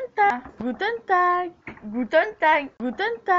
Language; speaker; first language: German; non-native, learner; French